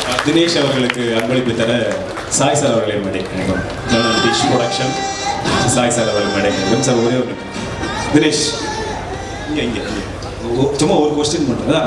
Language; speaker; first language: Tamil; native; Tamil